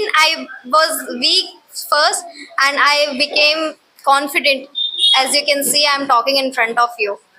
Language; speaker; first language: English; non-native, learner; Hindi